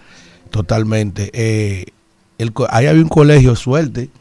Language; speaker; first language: Spanish; native; Spanish